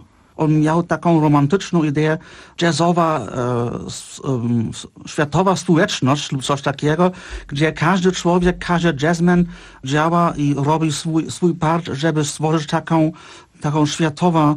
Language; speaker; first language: Polish; non-native, fluent; Czech